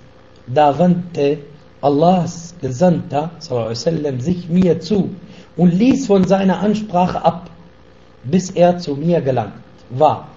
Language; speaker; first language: German; non-native, fluent; Arabic